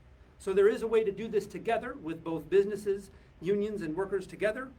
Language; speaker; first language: English; native; English